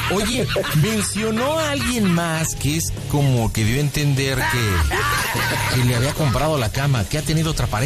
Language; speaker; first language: Spanish; native; Spanish